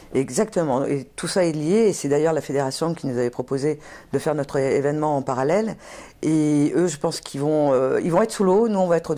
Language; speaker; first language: French; native; French